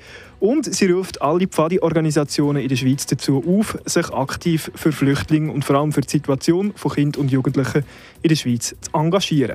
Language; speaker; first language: German; native; German